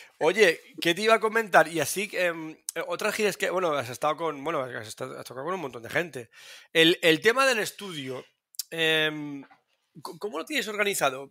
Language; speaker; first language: Spanish; native; Spanish